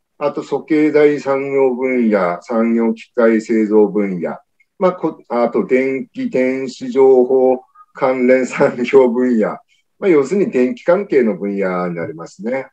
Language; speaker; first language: Japanese; native; Japanese